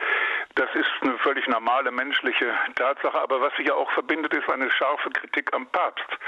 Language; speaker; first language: German; native; German